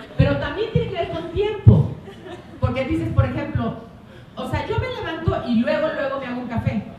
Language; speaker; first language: Spanish; native; Spanish